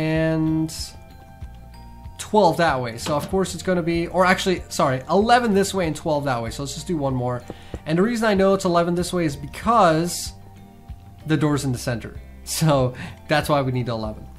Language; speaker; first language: English; native; English